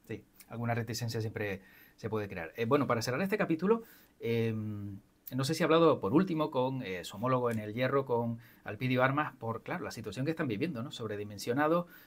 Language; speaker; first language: Spanish; native; Spanish